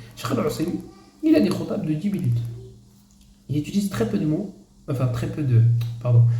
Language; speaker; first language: French; native; French